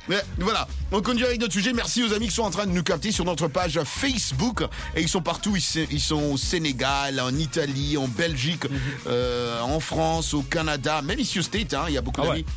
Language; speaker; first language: French; non-native, local second language; Lingala